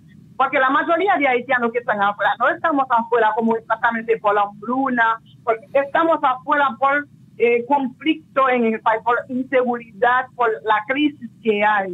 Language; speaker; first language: Spanish; non-native, local second language; Haitian Creole